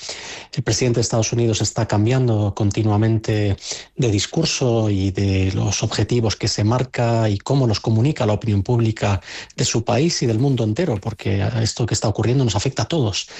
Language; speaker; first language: Spanish; native; Spanish